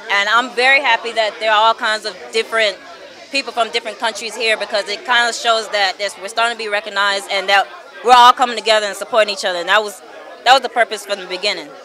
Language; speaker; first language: English; native; English